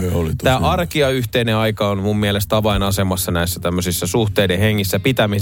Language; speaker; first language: Finnish; native; Finnish